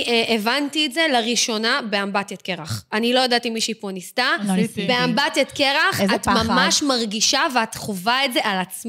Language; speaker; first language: Hebrew; native; Hebrew